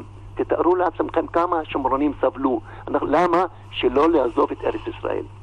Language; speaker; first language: Hebrew; non-native, local second language; Arabic